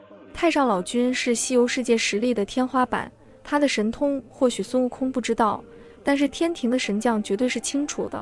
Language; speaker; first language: Chinese; native; Chinese